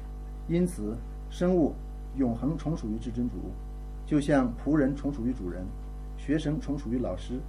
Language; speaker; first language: Chinese; native; Chinese